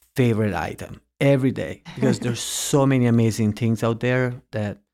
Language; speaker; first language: English; early bilingual, heritage; Italian